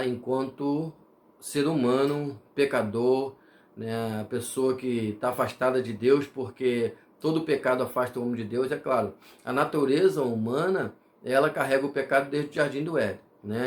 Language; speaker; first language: Portuguese; native; Portuguese